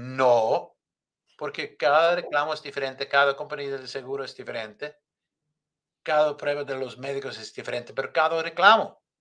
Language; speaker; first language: Spanish; non-native, learner; English